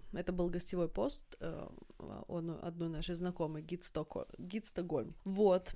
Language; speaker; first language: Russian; native; Russian